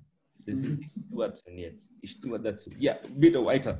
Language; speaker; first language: German; non-native, fluent; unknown